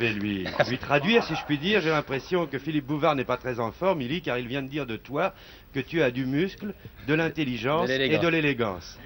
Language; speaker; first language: French; native; French